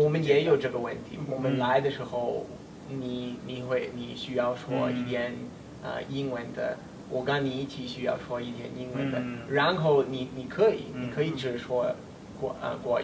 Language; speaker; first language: Chinese; non-native, learner; English